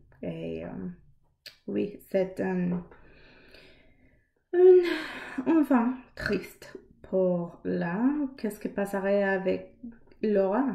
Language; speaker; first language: French; non-native, learner; English